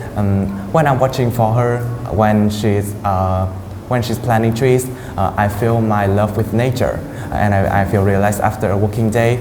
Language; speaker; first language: English; non-native, fluent; Vietnamese